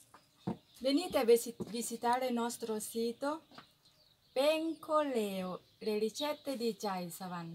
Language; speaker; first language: Italian; non-native, learner; Thai